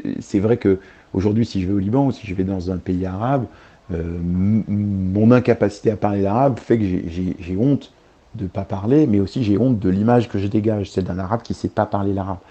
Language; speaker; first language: French; early bilingual, other home language; Arabic